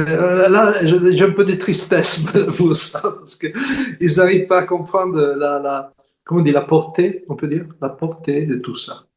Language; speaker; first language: French; non-native, fluent; Italian